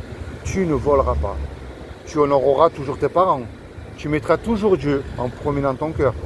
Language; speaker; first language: French; native; French